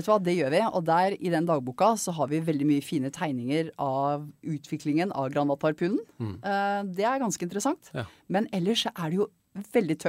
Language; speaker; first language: Norwegian; native; Norwegian